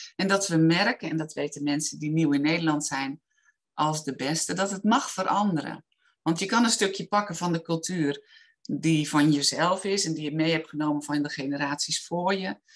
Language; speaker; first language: Dutch; native; Dutch